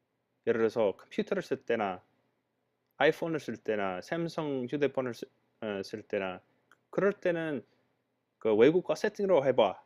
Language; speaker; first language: Korean; non-native, fluent; English